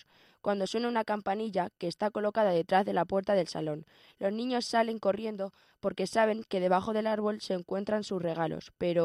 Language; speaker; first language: Spanish; native; Spanish